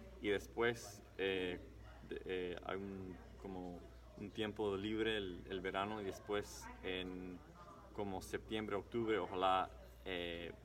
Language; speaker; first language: Spanish; early bilingual, heritage; English